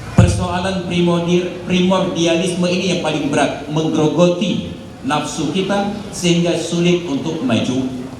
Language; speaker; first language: Malay; non-native, local second language; Achinese